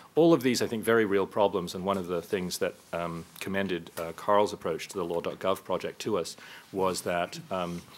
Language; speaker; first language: English; native; English